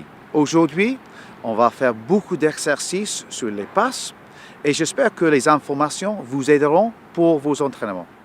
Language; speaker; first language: French; non-native, fluent; English